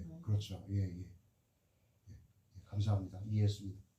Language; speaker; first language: Korean; native; Korean